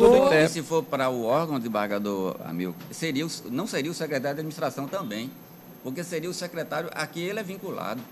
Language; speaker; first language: Portuguese; native; Portuguese